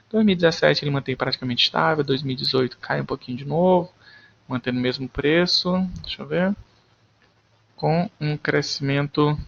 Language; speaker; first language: Portuguese; native; Portuguese